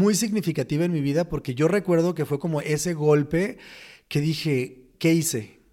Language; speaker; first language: Spanish; native; Spanish